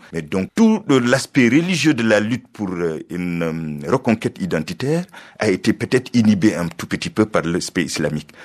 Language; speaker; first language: French; non-native, local second language; Fula